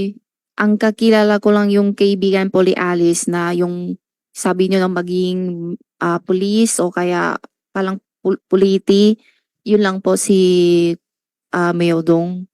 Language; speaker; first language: Filipino; non-native, local second language; Chinese